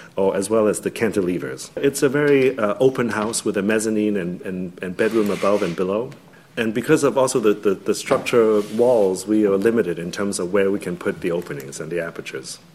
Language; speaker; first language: English; non-native, local second language; Cantonese